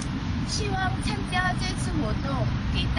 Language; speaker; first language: Chinese; non-native, learner; Korean